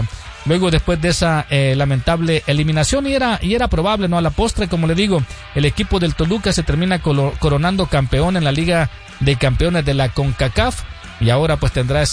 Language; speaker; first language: Spanish; native; Spanish